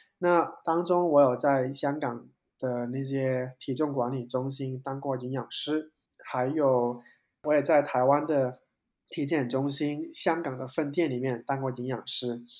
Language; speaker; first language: Chinese; non-native, local second language; Cantonese